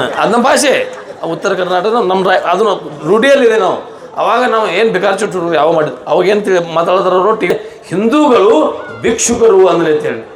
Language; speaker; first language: Kannada; native; Kannada